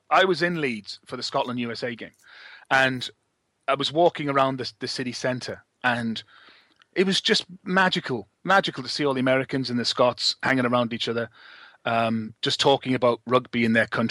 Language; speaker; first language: English; native; English